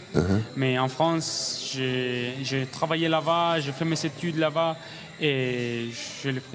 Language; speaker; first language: French; non-native, learner; Spanish